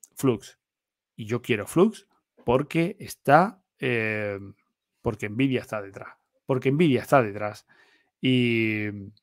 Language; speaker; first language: Spanish; native; Spanish